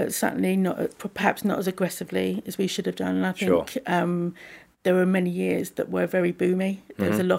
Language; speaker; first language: English; native; English